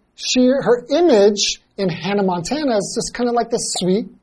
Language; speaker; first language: English; native; English